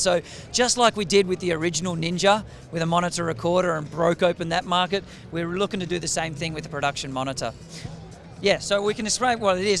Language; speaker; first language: English; native; English